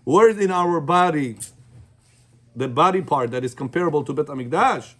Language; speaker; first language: English; non-native, fluent; Russian